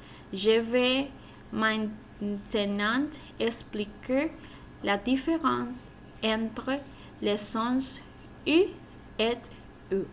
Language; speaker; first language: French; non-native, learner; Spanish